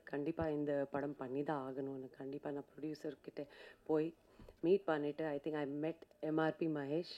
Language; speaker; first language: Tamil; non-native, fluent; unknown